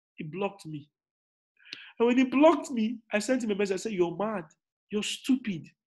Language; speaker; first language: English; non-native, local second language; Igbo